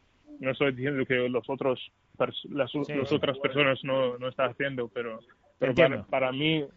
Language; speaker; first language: Spanish; non-native, learner; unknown